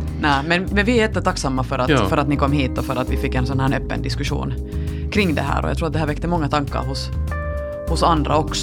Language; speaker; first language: Swedish; native; Swedish